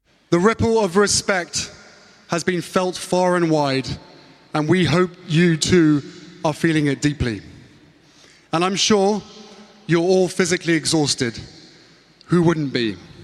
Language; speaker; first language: English; native; English